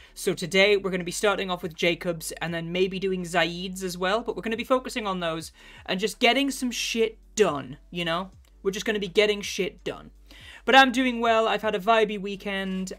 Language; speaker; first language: English; native; English